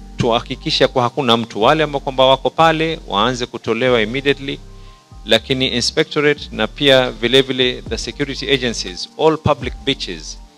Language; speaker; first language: Swahili; native; Swahili